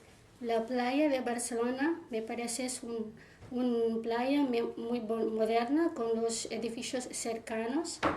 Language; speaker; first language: Spanish; non-native, learner; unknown